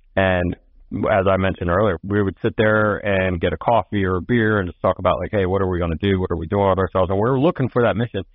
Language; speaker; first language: English; native; English